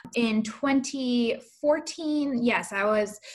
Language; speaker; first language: English; early bilingual, other home language; Spanish